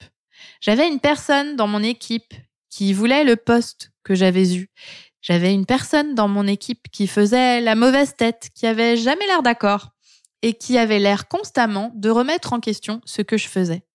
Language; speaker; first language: French; native; French